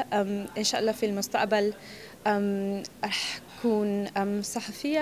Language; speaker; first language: Arabic; non-native, fluent; English